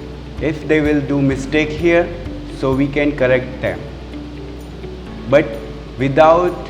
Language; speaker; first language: English; non-native, local second language; Hindi